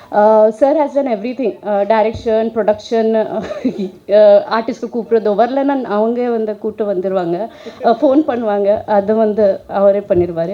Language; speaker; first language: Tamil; non-native, learner; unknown